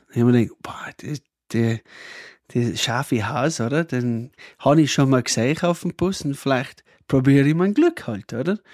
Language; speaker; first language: German; non-native, fluent; English